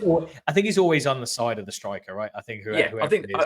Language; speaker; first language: English; native; English